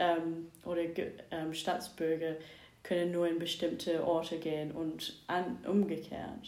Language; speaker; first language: German; non-native, fluent; English